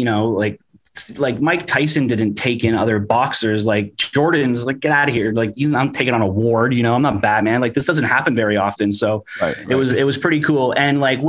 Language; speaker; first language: English; native; English